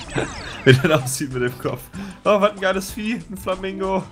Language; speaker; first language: German; native; German